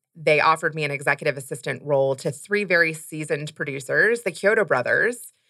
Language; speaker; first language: English; native; English